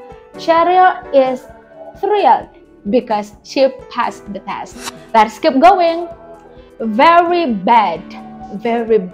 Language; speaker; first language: English; non-native, fluent; Indonesian